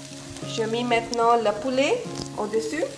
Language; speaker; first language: French; non-native, fluent; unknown